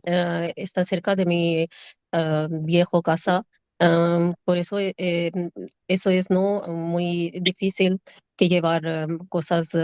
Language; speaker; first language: Spanish; non-native, learner; Urdu